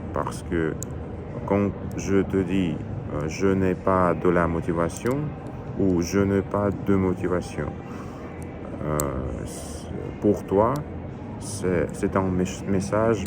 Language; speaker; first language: French; non-native, learner; Russian